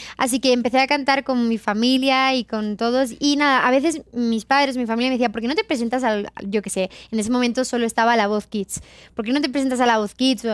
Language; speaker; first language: Spanish; native; Spanish